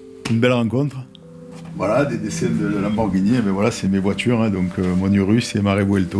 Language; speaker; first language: French; native; French